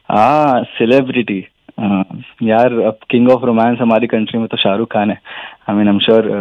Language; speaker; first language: Hindi; native; Hindi